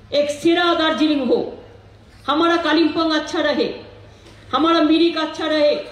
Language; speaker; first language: Hindi; non-native, local second language; Bangla